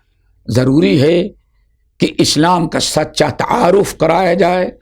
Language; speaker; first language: Urdu; native; Urdu